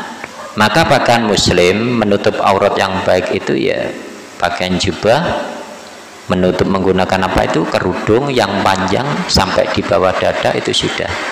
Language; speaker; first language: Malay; non-native, local second language; Javanese